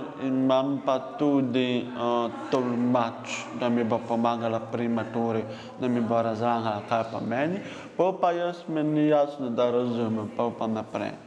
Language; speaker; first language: Slovenian; non-native, local second language; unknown